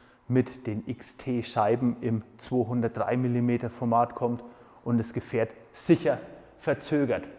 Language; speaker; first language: German; native; German